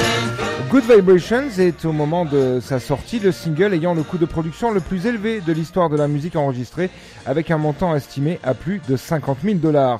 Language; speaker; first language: French; native; French